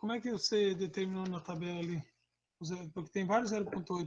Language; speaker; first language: Portuguese; native; Portuguese